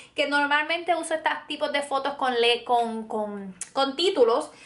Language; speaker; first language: Spanish; native; Spanish